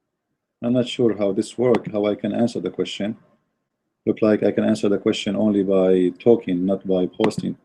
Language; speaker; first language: English; non-native, fluent; Arabic